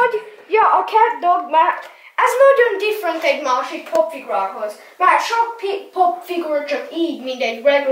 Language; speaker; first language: Hungarian; early bilingual, heritage; English